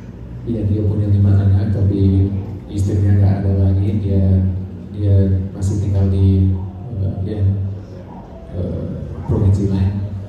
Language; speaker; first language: Indonesian; non-native, fluent; English